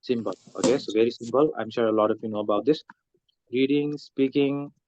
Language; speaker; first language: English; non-native, local second language; Nepali